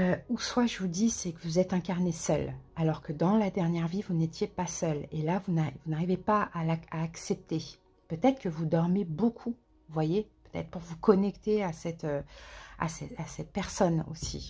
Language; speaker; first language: French; native; French